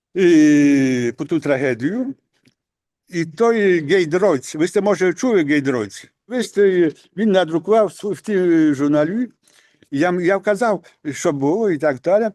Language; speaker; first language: Ukrainian; native; Ukrainian